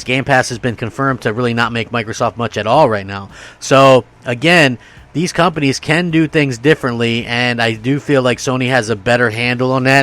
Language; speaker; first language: English; native; English